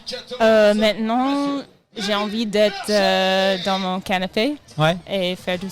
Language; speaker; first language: French; non-native, learner; English